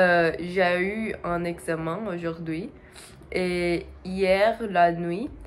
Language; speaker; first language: French; non-native, learner; Portuguese